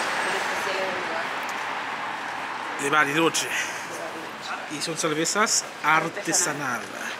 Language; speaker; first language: Spanish; non-native, learner; Haitian Creole